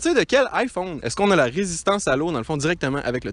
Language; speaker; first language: French; native; French